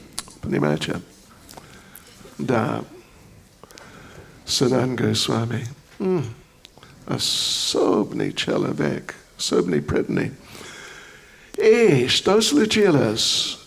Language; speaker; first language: Russian; non-native, fluent; English